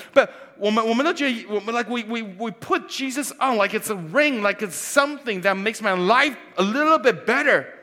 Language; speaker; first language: English; early bilingual, other home language; Chinese